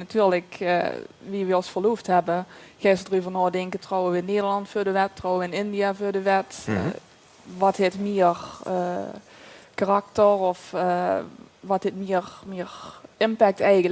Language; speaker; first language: Dutch; native; Dutch